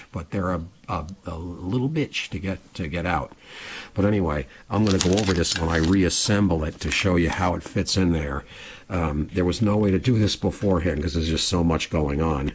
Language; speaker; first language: English; native; English